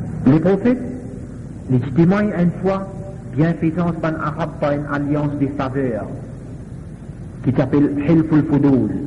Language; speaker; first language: French; non-native, local second language; Morisyen